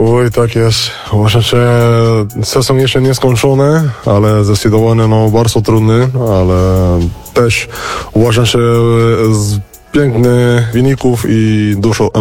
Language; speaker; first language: Polish; non-native, fluent; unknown